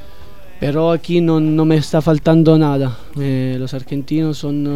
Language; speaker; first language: Spanish; non-native, learner; Italian